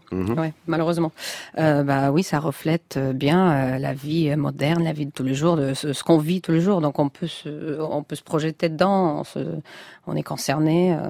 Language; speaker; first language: French; non-native, fluent; Russian